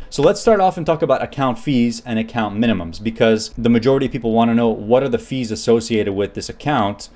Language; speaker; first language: English; native; English